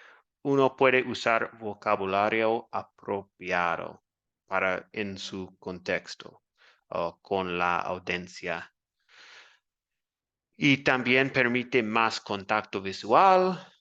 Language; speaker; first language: Spanish; non-native, fluent; English